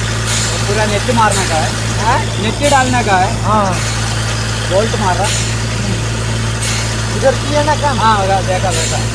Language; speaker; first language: Hindi; non-native, local second language; Malayalam